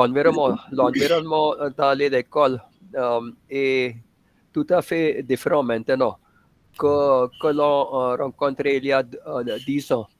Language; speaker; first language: French; non-native, fluent; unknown